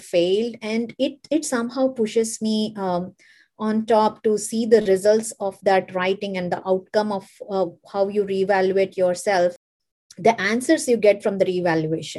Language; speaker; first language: English; non-native, local second language; Kannada